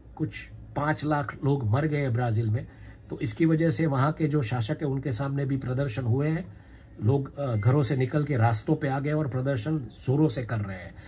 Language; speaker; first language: Hindi; non-native, local second language; Gujarati